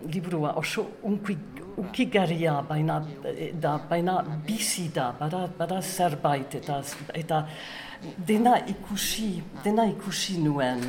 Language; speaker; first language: Basque; non-native, learner; English